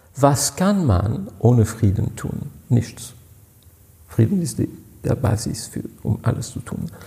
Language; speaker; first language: German; non-native, fluent; French